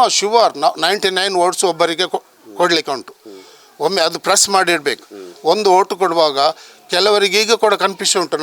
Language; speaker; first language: Kannada; non-native, local second language; Tulu